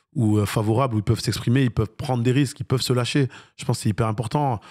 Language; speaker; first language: French; native; French